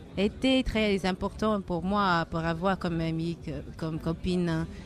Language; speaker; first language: French; non-native, learner; English